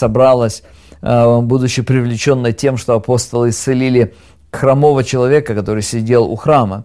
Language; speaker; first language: Russian; native; Russian